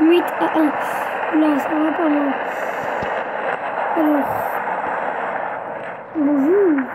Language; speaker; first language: French; native; French